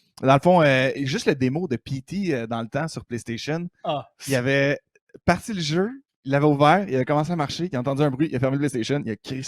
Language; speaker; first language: French; native; French